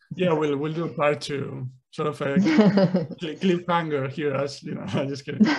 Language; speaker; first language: English; non-native, fluent; Spanish